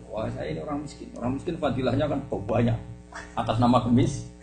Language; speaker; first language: Indonesian; native; Indonesian